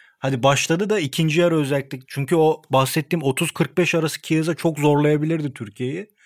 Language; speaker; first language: Turkish; native; Turkish